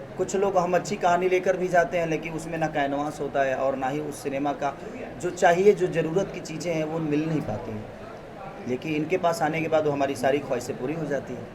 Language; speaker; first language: Hindi; non-native, local second language; Bhojpuri